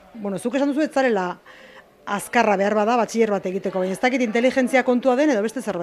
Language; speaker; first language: Basque; native; Basque